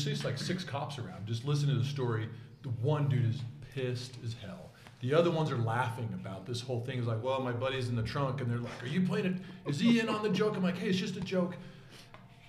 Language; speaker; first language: English; native; English